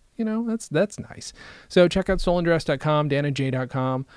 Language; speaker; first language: English; native; English